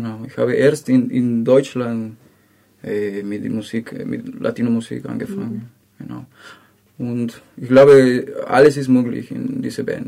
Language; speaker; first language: German; non-native, learner; Spanish